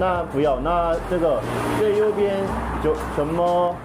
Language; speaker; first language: Chinese; non-native, fluent; Korean